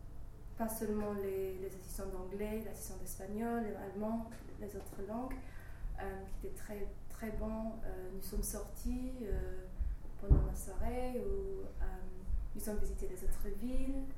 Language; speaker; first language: French; non-native, learner; English